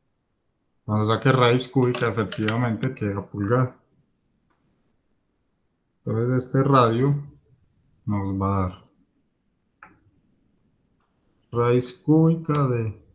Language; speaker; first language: Spanish; native; Spanish